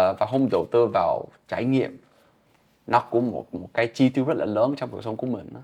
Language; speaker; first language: Vietnamese; non-native, fluent; English